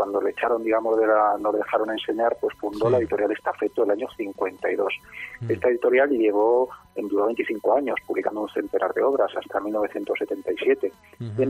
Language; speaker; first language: Spanish; native; Spanish